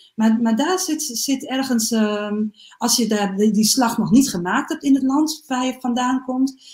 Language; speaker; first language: Dutch; native; Dutch